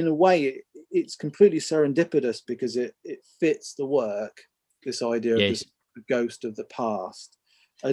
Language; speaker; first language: English; native; English